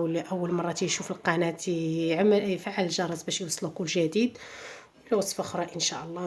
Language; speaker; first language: Arabic; native; Arabic